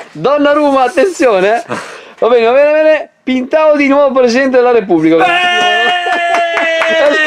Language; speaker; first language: Italian; native; Italian